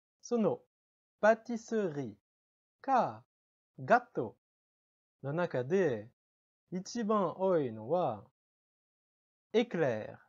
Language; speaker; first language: Japanese; non-native, fluent; French